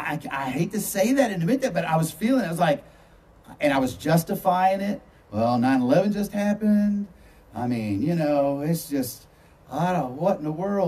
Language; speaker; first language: English; native; English